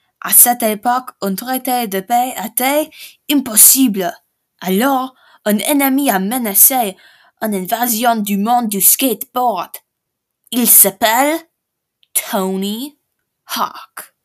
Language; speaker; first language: French; non-native, learner; English